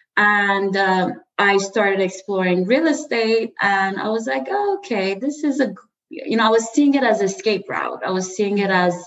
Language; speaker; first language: English; early bilingual, other home language; Persian